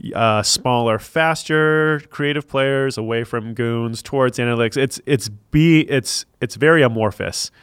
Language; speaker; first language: English; native; English